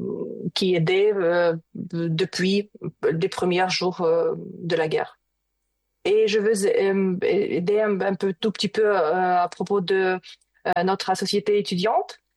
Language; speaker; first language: French; non-native, learner; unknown